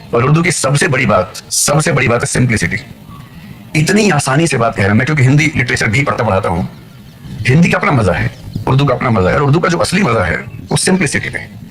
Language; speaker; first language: Hindi; native; Hindi